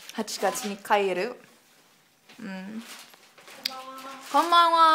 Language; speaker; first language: Japanese; non-native, learner; English